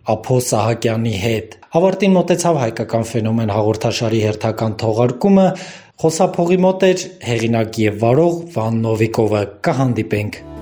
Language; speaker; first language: Armenian; native; Armenian